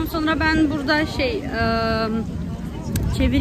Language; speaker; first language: Turkish; non-native, learner; Kazakh